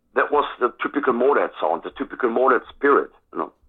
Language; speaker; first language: English; non-native, fluent; German